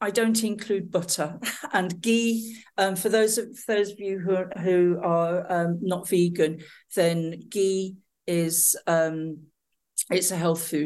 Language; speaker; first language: English; native; English